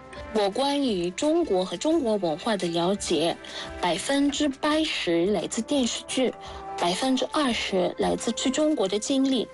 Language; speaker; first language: Chinese; non-native, fluent; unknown